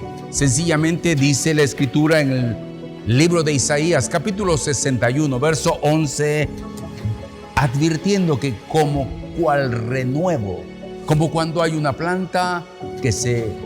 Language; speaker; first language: Spanish; native; Spanish